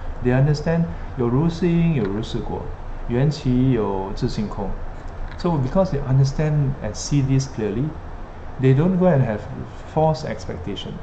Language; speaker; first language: English; non-native, local second language; Chinese